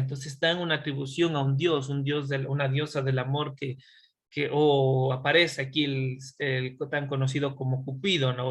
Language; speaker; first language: Spanish; native; Spanish